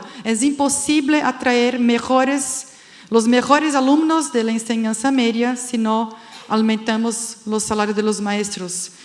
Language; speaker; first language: Spanish; non-native, fluent; Portuguese